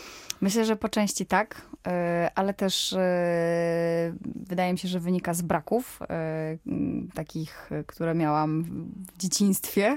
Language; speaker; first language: Polish; native; Polish